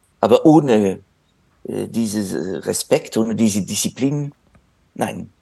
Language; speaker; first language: German; non-native, fluent; French